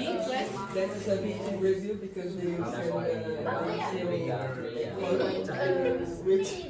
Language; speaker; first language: English; non-native, learner; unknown